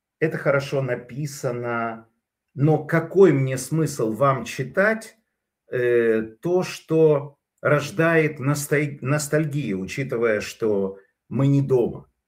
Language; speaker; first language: Russian; native; Russian